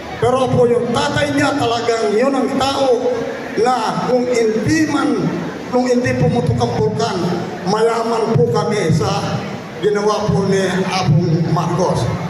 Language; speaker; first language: Filipino; non-native, local second language; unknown